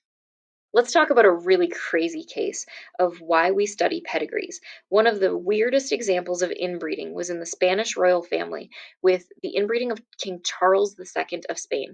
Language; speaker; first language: English; native; English